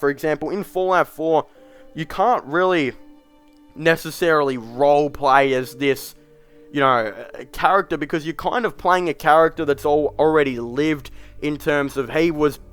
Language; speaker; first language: English; native; English